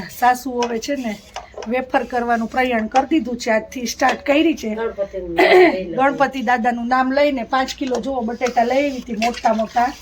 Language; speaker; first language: Gujarati; native; Gujarati